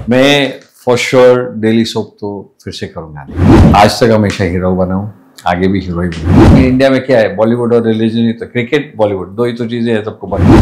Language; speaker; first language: Hindi; non-native, local second language; English